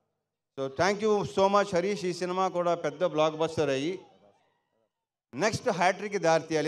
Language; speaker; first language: Telugu; native; Telugu